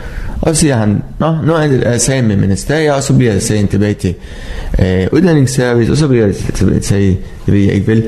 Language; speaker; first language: Danish; non-native, learner; Arabic